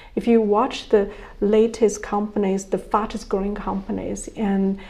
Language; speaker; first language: English; non-native, fluent; Chinese